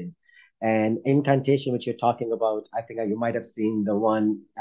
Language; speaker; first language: English; non-native, local second language; Urdu